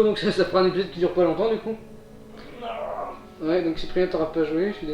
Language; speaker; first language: French; native; French